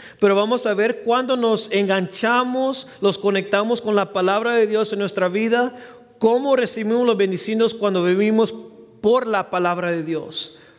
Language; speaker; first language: Spanish; early bilingual, heritage; Spanish